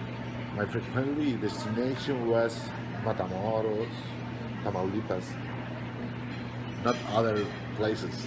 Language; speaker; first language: English; non-native, learner; Spanish